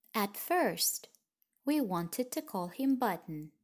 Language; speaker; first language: English; non-native, fluent; Russian